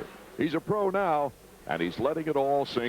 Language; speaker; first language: English; native; English